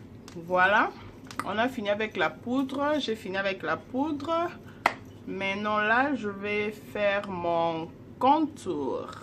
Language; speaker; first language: French; non-native, local second language; Lingala